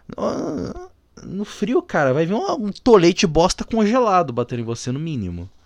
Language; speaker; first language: Portuguese; native; Portuguese